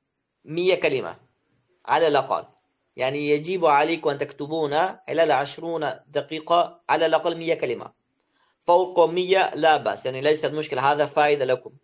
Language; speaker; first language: Arabic; non-native, fluent; Uzbek